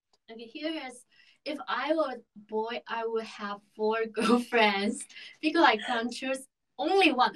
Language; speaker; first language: English; non-native, learner; Korean